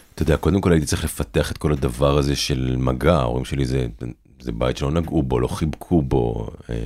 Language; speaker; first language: Hebrew; native; Hebrew